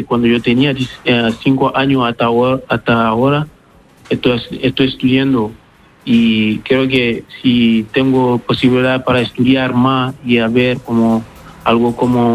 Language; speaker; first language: Spanish; non-native, learner; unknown